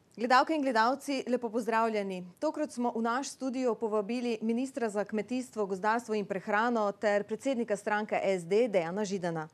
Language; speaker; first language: Slovenian; native; Slovenian